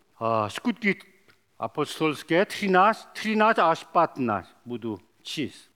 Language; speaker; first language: Czech; non-native, learner; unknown